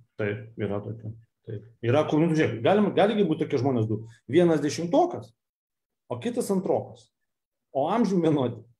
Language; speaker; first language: Lithuanian; non-native, local second language; Russian